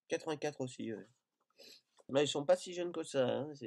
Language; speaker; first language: French; native; French